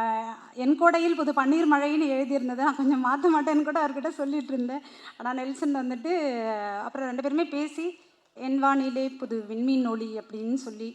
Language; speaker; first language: Tamil; native; Tamil